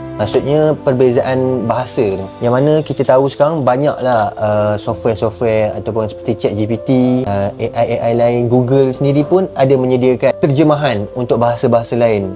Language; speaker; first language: Malay; native; Malay